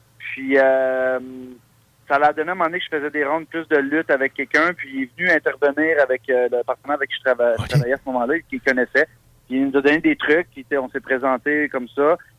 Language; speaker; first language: French; native; French